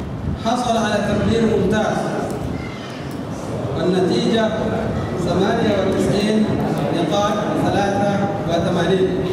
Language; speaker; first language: Arabic; non-native, fluent; Indonesian